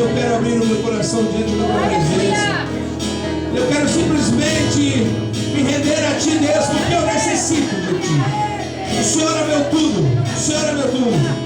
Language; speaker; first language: Portuguese; native; Portuguese